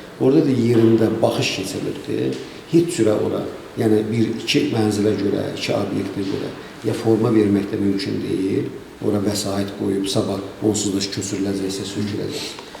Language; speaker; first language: Azerbaijani; native; Azerbaijani